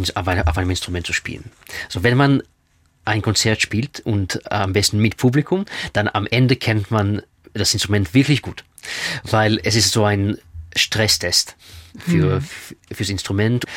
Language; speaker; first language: German; non-native, fluent; Russian